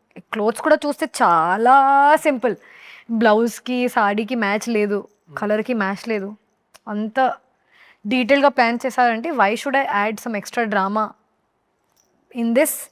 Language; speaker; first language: Telugu; non-native, learner; Hindi